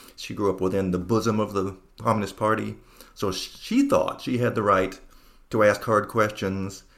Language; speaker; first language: English; native; English